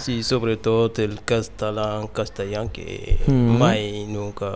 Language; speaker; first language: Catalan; non-native, learner; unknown